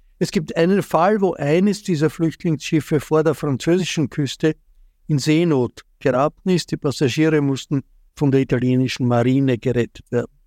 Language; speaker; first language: German; native; German